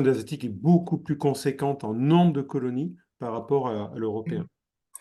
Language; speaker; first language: French; native; French